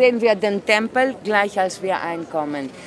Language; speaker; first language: German; non-native, fluent; Greek